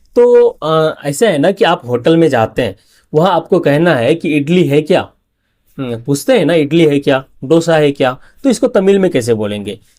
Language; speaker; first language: Hindi; native; Hindi